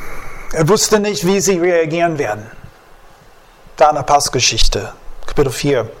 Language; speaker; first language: German; non-native, fluent; English